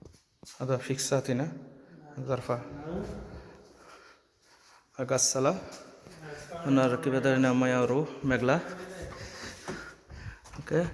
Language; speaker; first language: Arabic; non-native, learner; Bangla